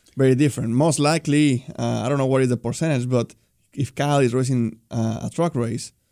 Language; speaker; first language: English; non-native, fluent; Spanish